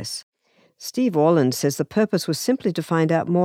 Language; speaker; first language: English; native; English